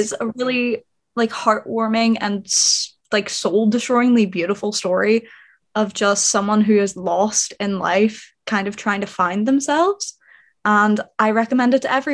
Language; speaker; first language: English; native; English